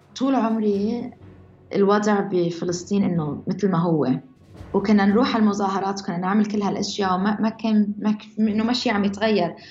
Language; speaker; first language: Arabic; early bilingual, heritage; Arabic